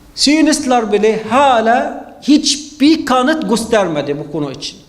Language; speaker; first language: Turkish; non-native, fluent; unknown